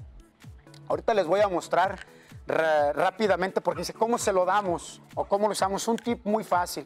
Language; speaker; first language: Spanish; native; Spanish